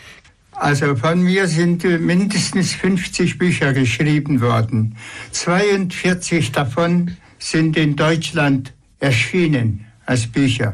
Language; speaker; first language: German; non-native, fluent; Tuvinian